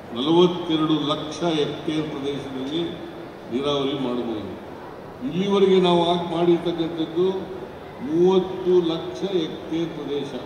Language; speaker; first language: Kannada; native; Kannada